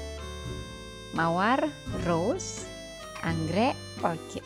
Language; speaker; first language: Indonesian; native; Indonesian